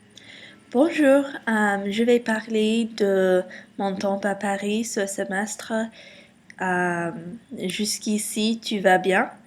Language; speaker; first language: French; non-native, learner; English